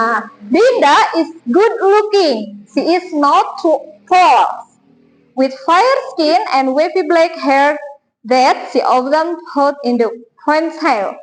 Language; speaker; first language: English; non-native, learner; Indonesian